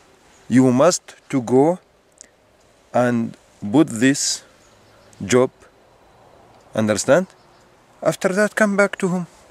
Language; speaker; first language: English; non-native, learner; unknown